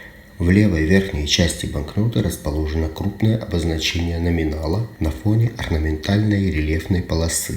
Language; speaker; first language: Russian; native; Russian